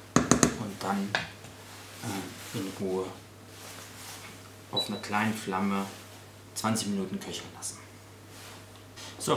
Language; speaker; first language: German; native; German